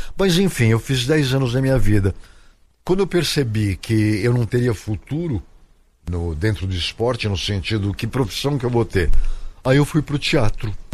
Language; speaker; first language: Portuguese; native; Portuguese